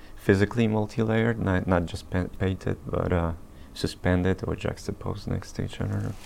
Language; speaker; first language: English; early bilingual, other home language; Polish